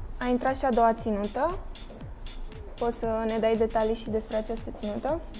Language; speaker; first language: Romanian; native; Romanian